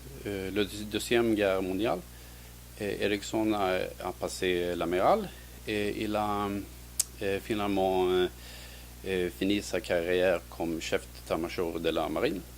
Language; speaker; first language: French; non-native, fluent; Swedish